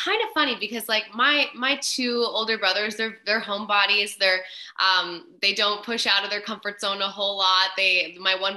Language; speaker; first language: English; native; English